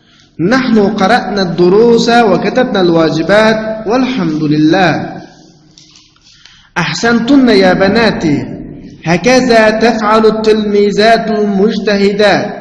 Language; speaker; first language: Arabic; non-native, fluent; Uzbek